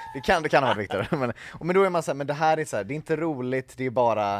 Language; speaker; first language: Swedish; native; Swedish